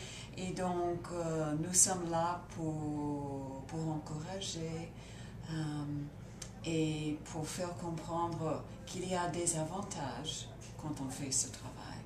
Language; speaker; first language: French; non-native, fluent; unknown